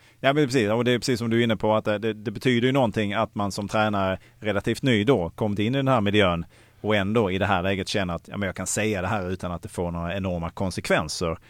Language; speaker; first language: Swedish; native; Swedish